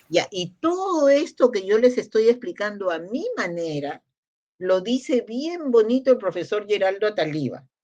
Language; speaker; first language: Spanish; native; Spanish